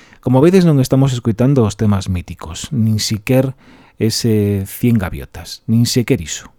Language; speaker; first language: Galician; non-native, local second language; Spanish